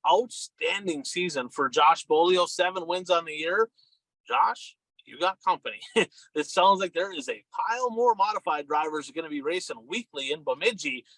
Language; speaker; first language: English; native; English